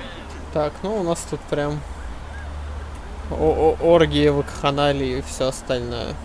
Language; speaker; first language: Russian; native; Russian